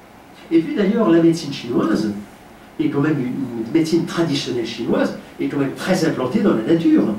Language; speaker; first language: French; native; French